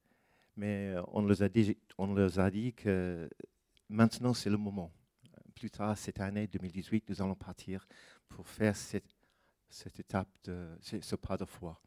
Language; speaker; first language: French; non-native, fluent; English